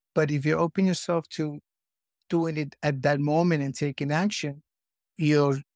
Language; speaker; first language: English; native; English